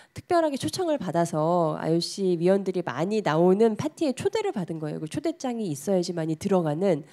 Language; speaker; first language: Korean; native; Korean